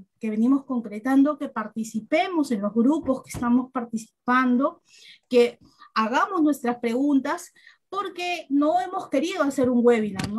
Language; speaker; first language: Spanish; native; Spanish